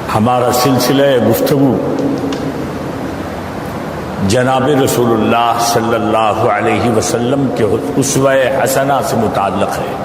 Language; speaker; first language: Urdu; native; Urdu